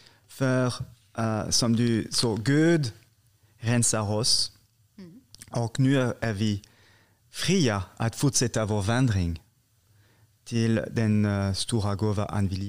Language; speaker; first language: Swedish; non-native, fluent; French